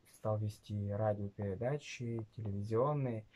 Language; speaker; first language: Russian; non-native, local second language; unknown